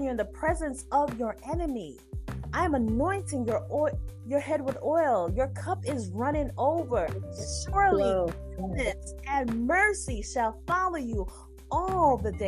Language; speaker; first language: English; non-native, local second language; Jamaican Creole English